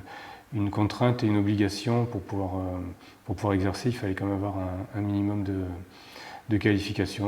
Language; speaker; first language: French; native; French